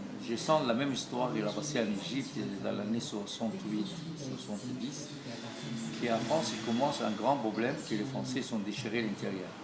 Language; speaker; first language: French; non-native, learner; Arabic